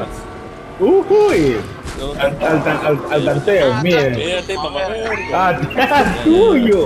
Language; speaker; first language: Spanish; native; Spanish